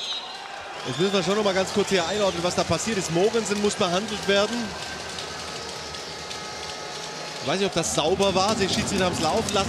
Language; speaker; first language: German; native; German